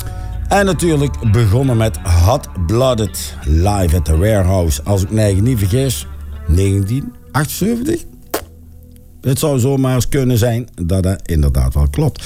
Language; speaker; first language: Dutch; native; Dutch